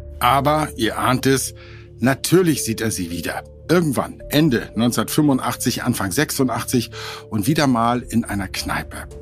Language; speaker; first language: German; native; German